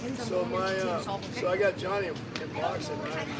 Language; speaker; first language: English; native; English